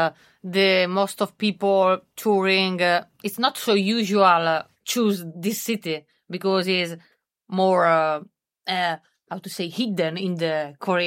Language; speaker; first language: English; non-native, learner; Italian